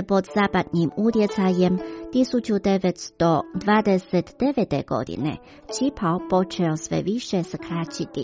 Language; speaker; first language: Croatian; non-native, fluent; Chinese